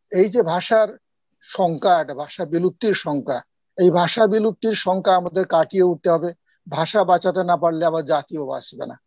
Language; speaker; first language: Bangla; non-native, local second language; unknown